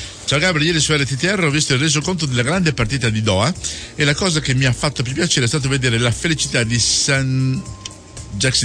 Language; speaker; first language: Italian; native; Italian